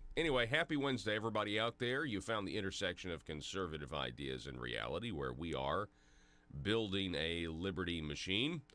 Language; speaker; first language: English; native; English